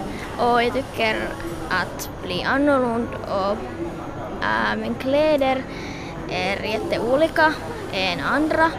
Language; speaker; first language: Swedish; non-native, local second language; Finnish